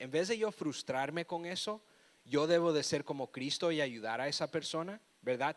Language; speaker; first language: Spanish; early bilingual, heritage; Spanish